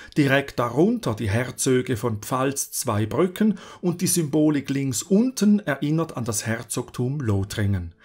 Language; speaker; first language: German; native; German